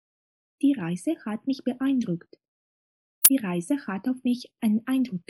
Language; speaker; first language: German; non-native, fluent; Russian